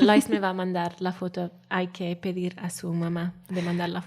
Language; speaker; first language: Spanish; non-native, learner; Welsh